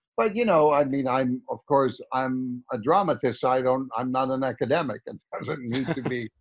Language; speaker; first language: English; non-native, fluent; Dutch